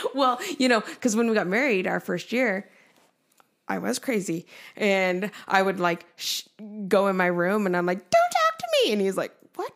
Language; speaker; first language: English; native; English